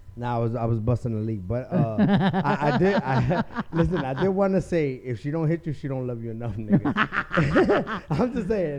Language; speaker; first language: English; early bilingual, other home language; Spanish